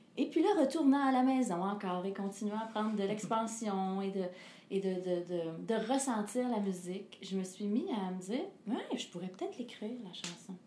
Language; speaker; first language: French; native; French